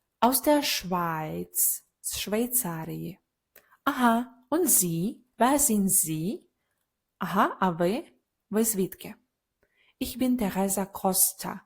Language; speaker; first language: German; non-native, learner; Ukrainian